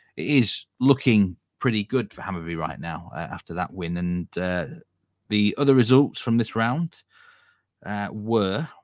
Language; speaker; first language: English; native; English